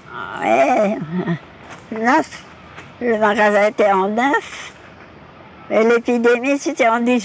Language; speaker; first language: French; non-native, local second language; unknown